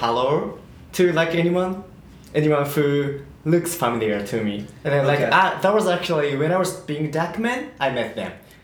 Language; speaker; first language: English; non-native, learner; Japanese